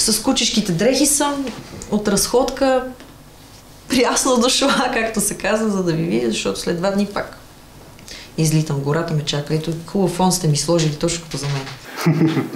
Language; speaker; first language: Bulgarian; early bilingual, other home language; Russian